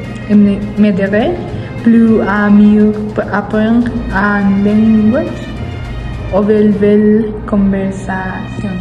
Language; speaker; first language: French; non-native, learner; Spanish